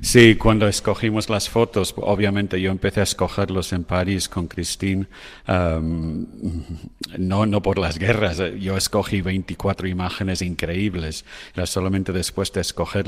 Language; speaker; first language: Spanish; non-native, fluent; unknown